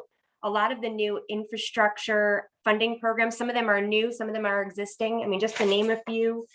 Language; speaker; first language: English; native; English